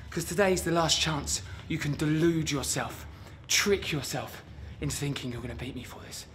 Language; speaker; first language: English; native; English